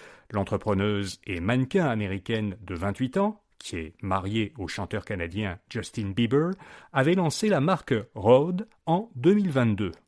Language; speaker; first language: French; native; French